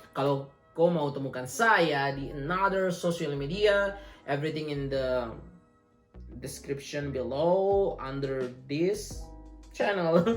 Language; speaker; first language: Indonesian; native; Indonesian